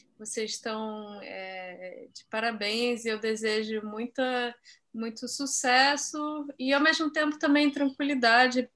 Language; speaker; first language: Portuguese; native; Portuguese